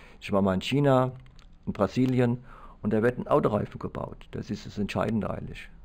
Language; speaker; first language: German; native; German